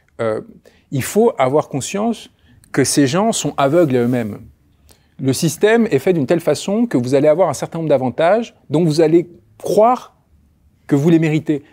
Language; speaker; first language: French; early bilingual, other home language; Spanish